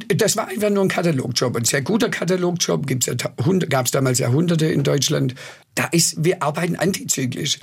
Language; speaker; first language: German; native; German